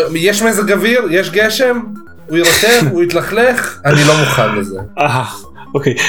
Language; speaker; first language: Hebrew; early bilingual, other home language; Russian